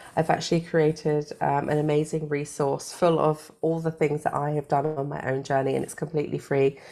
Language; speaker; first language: English; native; English